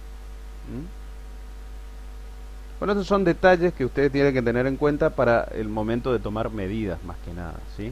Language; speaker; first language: Spanish; native; Spanish